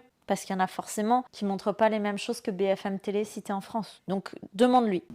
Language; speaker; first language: French; native; French